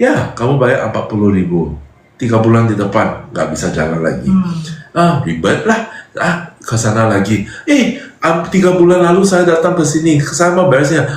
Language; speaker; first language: Indonesian; non-native, fluent; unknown